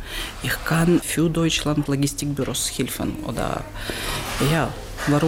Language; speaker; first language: German; non-native, learner; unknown